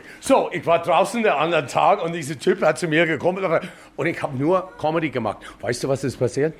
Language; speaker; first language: German; non-native, learner; English